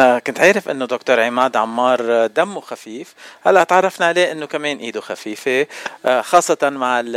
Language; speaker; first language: Arabic; native; Arabic